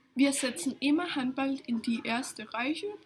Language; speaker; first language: German; non-native, learner; Danish